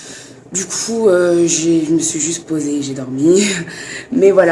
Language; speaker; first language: French; native; French